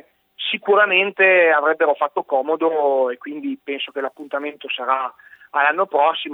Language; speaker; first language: Italian; native; Italian